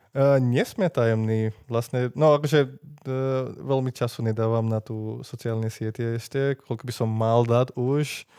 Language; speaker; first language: Slovak; non-native, fluent; Hindi